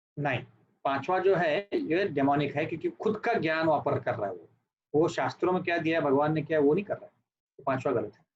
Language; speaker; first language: Hindi; non-native, local second language; Marathi